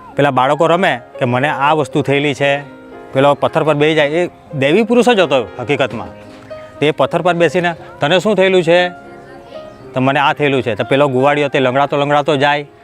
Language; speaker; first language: Gujarati; native; Gujarati